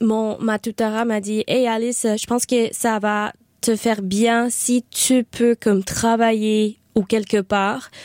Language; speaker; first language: French; non-native, learner; English